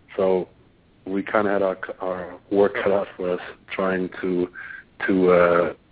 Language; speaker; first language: English; non-native, fluent; German